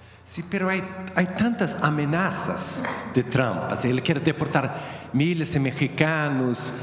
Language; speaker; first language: Spanish; non-native, learner; Swedish